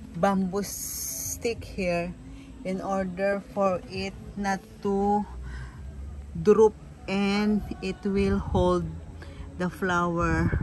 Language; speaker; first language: English; non-native, local second language; Filipino